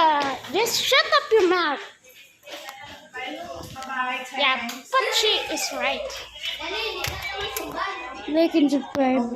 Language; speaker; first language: English; non-native, local second language; Filipino